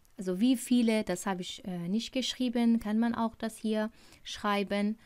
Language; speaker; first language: German; non-native, fluent; Persian